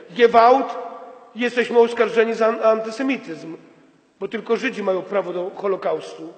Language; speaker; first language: Polish; native; Polish